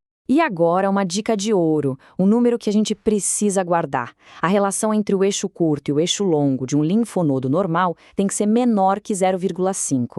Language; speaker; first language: Portuguese; native; Portuguese